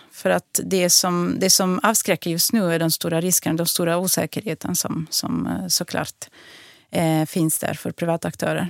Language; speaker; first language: Swedish; non-native, fluent; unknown